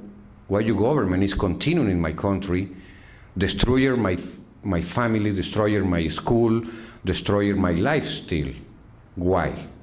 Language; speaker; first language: English; non-native, learner; Spanish